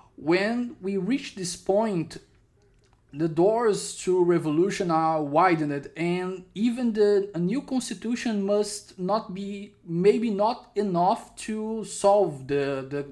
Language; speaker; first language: English; non-native, fluent; Portuguese